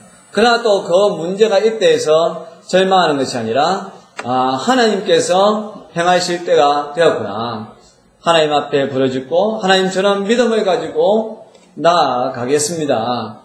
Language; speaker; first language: Korean; native; Korean